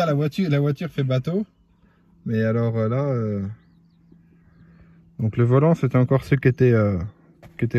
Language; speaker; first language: French; native; French